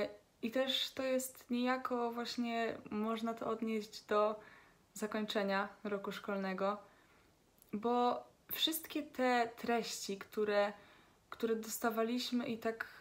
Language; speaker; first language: Polish; native; Polish